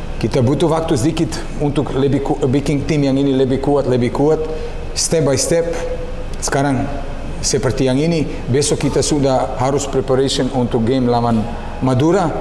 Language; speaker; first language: Indonesian; non-native, learner; Serbian